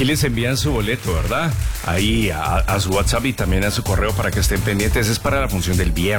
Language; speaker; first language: Spanish; native; Spanish